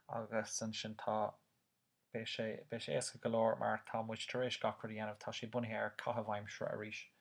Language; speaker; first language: Irish; non-native, local second language; English